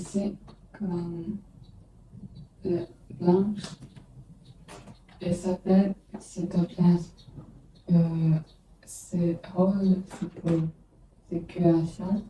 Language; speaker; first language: French; non-native, learner; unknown